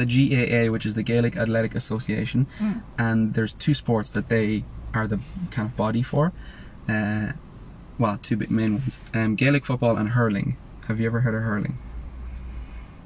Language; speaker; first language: English; native; English